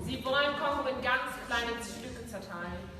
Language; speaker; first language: German; early bilingual, other home language; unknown